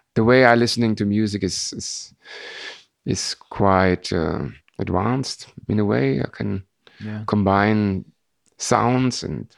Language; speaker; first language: English; non-native, fluent; German